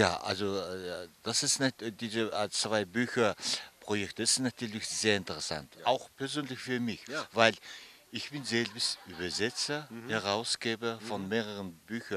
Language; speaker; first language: German; non-native, fluent; Mongolian